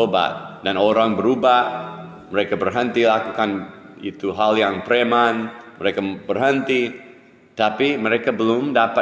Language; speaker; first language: Indonesian; non-native, fluent; English